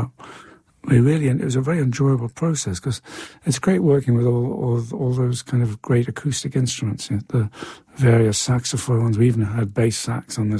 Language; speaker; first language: English; native; English